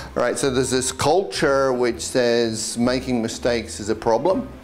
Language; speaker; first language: English; native; English